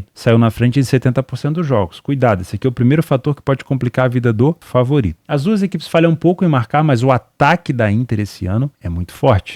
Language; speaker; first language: Portuguese; native; Portuguese